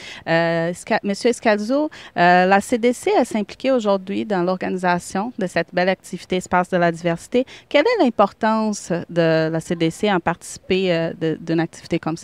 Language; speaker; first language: French; native; French